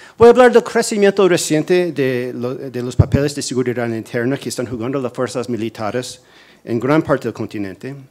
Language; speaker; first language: Spanish; non-native, fluent; English